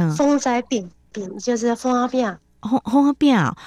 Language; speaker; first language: Chinese; native; Chinese